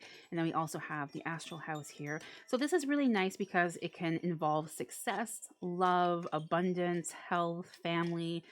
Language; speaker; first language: English; native; English